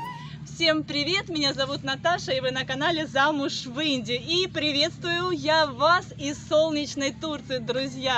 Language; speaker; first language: Russian; native; Russian